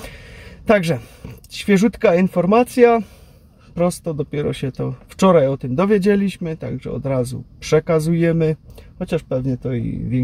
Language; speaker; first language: Polish; native; Polish